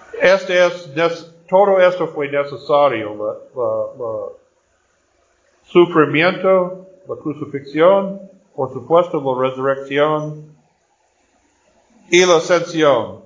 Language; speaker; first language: Spanish; non-native, fluent; Portuguese